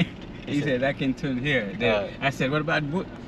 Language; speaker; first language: English; non-native, fluent; Haitian Creole